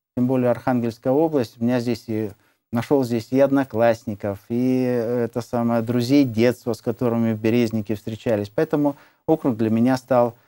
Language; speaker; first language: Russian; native; Russian